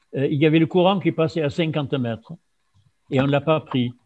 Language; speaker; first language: French; non-native, fluent; German